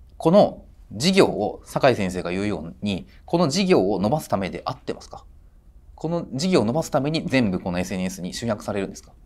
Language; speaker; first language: Japanese; native; Japanese